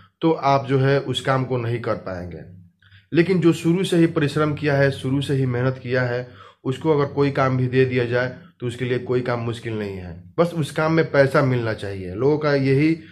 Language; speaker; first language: Hindi; native; Hindi